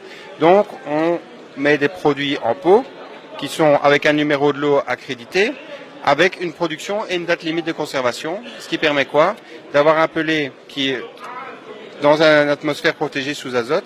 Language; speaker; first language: French; native; French